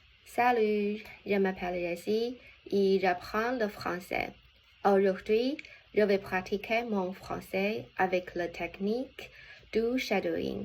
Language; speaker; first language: French; non-native, learner; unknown